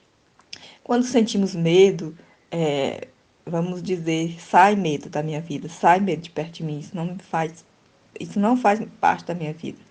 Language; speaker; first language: Portuguese; native; Portuguese